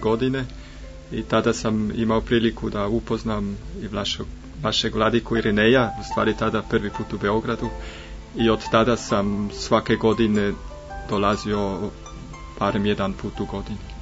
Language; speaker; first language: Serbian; non-native, fluent; German